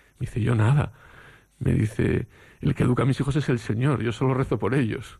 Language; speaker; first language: Spanish; native; Spanish